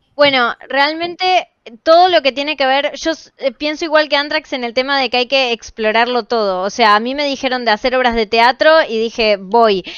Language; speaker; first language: Spanish; native; Spanish